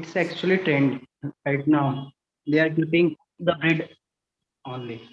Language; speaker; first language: English; non-native, learner; Hindi